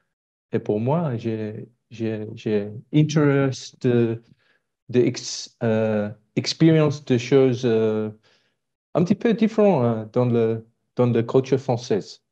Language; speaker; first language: French; non-native, learner; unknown